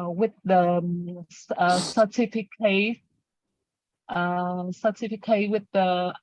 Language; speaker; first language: English; non-native, learner; Vietnamese